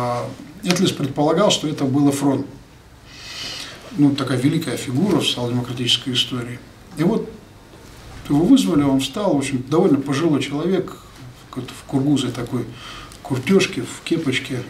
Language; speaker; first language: Russian; native; Russian